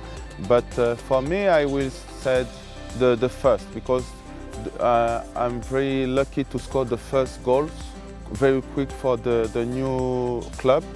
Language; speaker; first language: English; non-native, learner; French